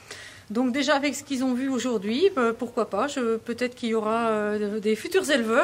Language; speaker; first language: French; native; French